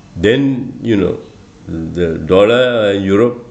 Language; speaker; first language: English; non-native, local second language; Sinhala